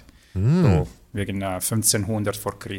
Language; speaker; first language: German; non-native, fluent; Italian